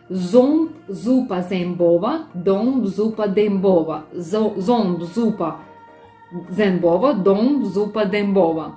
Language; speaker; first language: Polish; non-native, learner; Russian